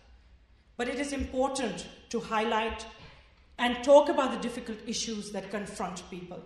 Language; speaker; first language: English; non-native, local second language; Urdu